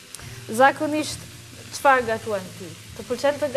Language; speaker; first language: Albanian; non-native, learner; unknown